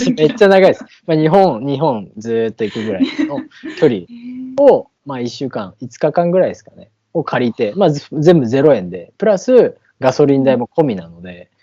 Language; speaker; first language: Japanese; native; Japanese